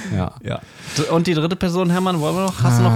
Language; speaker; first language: German; native; German